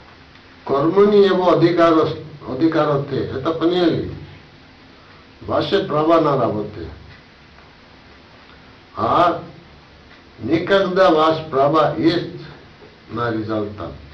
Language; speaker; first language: Russian; non-native, learner; Bangla